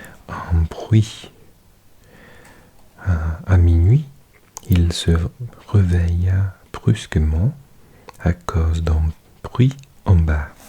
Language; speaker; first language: French; non-native, learner; English